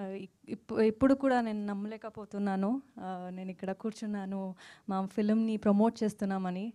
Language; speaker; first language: Telugu; non-native, fluent; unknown